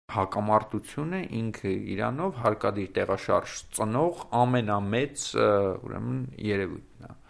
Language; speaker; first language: Armenian; native; Armenian